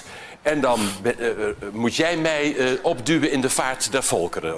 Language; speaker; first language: Dutch; native; Dutch